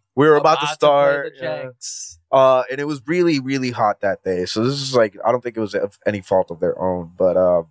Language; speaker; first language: English; non-native, fluent; Spanish